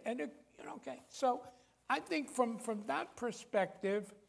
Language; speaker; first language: English; native; English